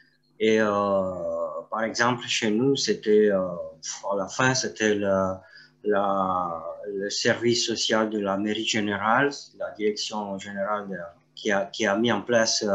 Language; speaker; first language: French; non-native, fluent; Romanian